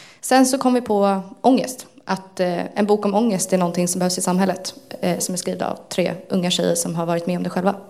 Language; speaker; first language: Swedish; native; Swedish